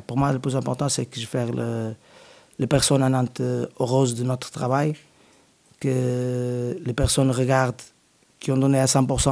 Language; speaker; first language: French; non-native, learner; Portuguese